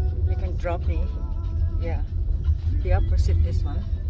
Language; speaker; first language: English; non-native, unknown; Thai